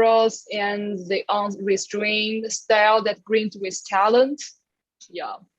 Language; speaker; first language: English; non-native, learner; Chinese